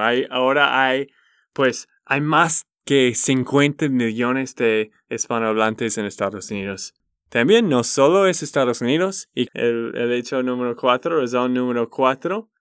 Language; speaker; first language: Spanish; non-native, learner; English